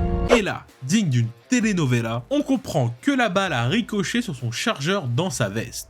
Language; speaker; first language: French; native; French